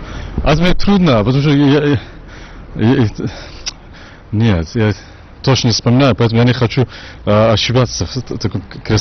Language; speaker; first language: Russian; non-native, local second language; Uzbek